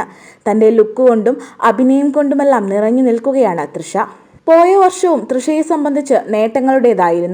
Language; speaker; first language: Malayalam; native; Malayalam